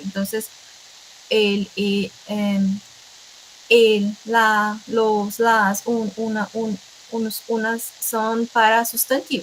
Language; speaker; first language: Spanish; non-native, fluent; Portuguese